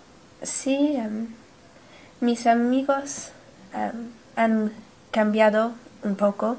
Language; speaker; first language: Spanish; non-native, learner; English